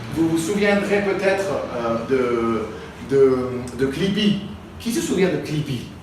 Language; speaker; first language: French; non-native, fluent; Spanish